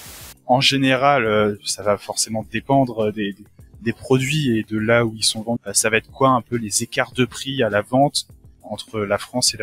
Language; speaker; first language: French; native; French